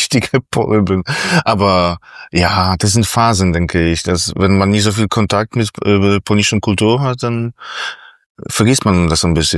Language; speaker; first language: German; non-native, fluent; Polish